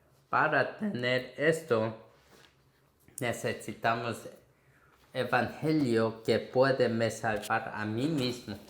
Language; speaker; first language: Spanish; non-native, fluent; Korean